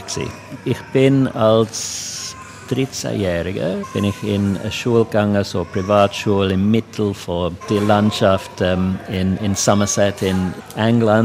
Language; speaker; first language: German; non-native, local second language; English